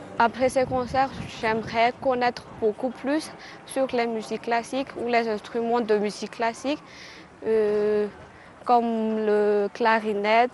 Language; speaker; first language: French; non-native, local second language; Malagasy